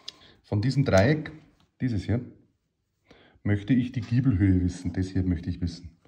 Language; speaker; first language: German; native; German